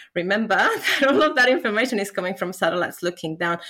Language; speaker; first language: English; non-native, fluent; Spanish